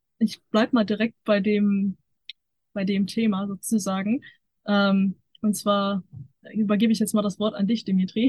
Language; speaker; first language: German; native; German